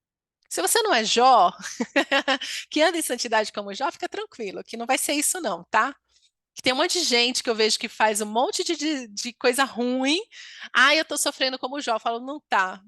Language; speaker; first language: Portuguese; native; Portuguese